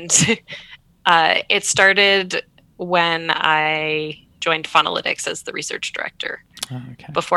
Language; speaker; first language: English; native; English